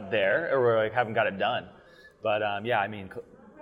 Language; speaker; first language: English; native; English